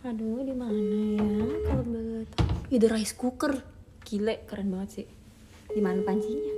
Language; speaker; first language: Indonesian; native; Indonesian